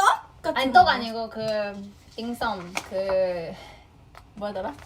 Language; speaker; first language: Korean; non-native, fluent; Chinese